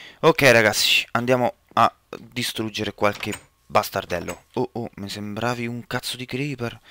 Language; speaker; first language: Italian; native; Italian